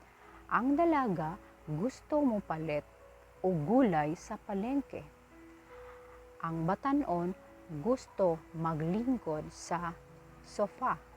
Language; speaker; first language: Cebuano; non-native, learner; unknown